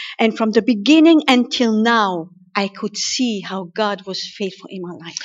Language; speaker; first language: English; non-native, fluent; German